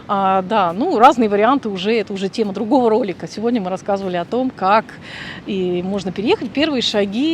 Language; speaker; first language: Russian; native; Russian